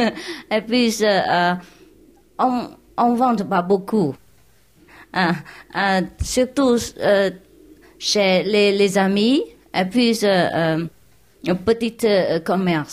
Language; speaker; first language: French; non-native, learner; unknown